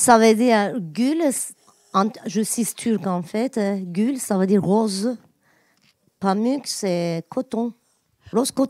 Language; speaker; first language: French; non-native, learner; Turkish